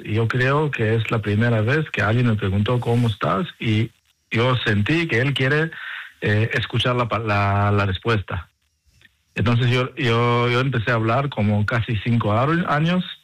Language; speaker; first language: Spanish; non-native, fluent; Hebrew